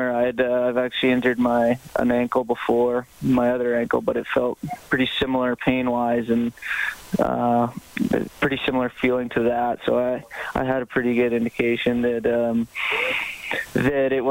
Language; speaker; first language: English; native; English